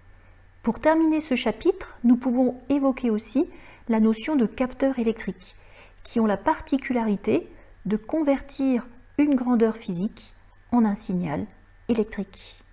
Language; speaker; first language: French; native; French